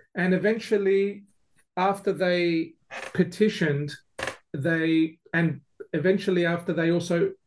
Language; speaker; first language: English; native; English